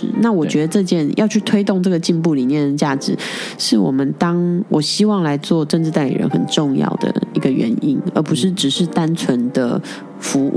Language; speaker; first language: Chinese; native; Chinese